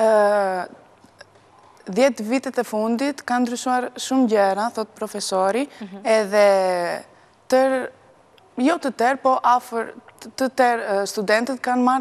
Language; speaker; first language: Albanian; early bilingual, heritage; Albanian